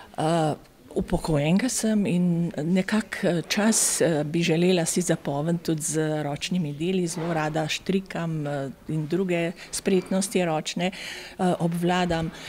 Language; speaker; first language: Slovenian; native; Slovenian